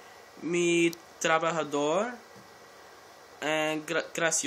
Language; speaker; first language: Spanish; non-native, learner; English